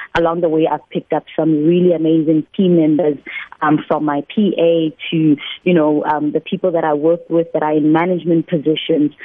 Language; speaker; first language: English; non-native, local second language; Northern Sotho